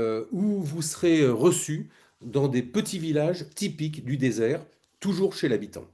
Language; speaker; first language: French; native; French